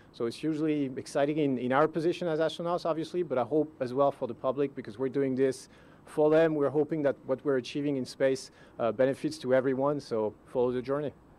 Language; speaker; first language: English; non-native, fluent; French